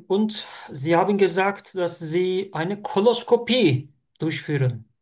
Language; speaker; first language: German; non-native, fluent; Turkish